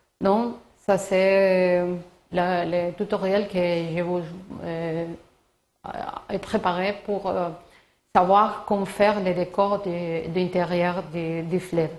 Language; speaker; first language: French; non-native, learner; Spanish